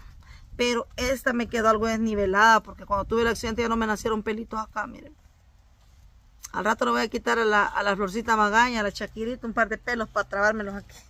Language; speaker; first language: Spanish; native; Spanish